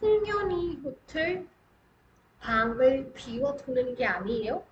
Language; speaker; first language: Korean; non-native, fluent; Hindi